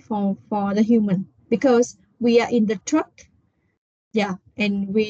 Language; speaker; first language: English; non-native, learner; Vietnamese